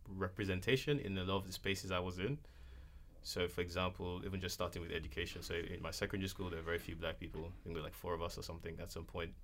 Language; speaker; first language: English; non-native, local second language; Yoruba